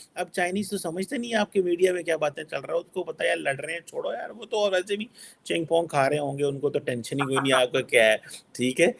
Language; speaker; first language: Urdu; non-native, local second language; Punjabi